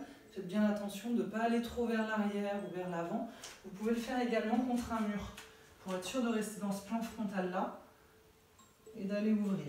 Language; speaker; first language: French; native; French